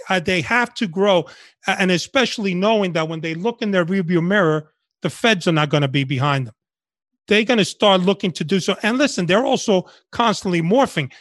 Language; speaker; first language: English; early bilingual, other home language; Spanish